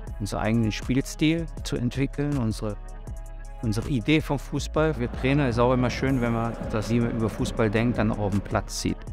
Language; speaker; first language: German; native; German